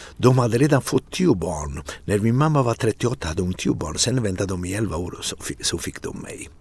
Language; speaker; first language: Swedish; non-native, fluent; Italian